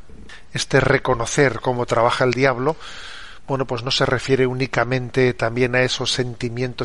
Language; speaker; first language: Spanish; native; Spanish